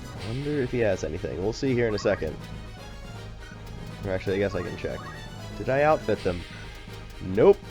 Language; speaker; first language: English; native; English